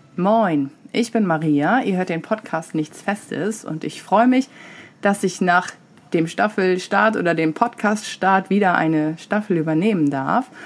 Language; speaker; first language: German; native; German